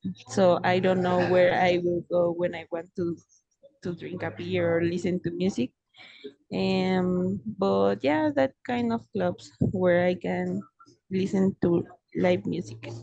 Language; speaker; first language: English; non-native, fluent; Spanish